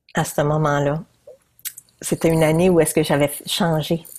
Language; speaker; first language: French; native; French